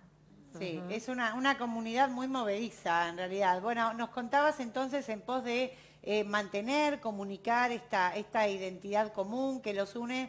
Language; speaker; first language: Spanish; native; Spanish